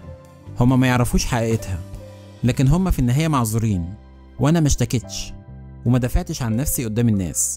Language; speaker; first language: Arabic; native; Arabic